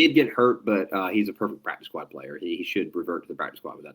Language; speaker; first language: English; native; English